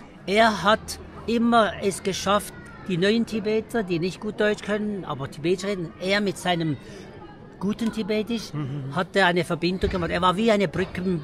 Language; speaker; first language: German; early bilingual, other home language; Tibetan